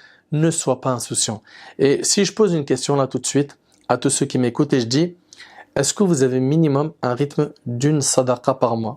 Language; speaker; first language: French; native; French